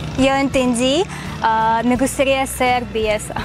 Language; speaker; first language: Spanish; non-native, learner; Russian